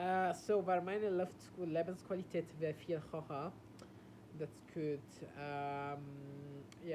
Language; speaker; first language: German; non-native, learner; Italian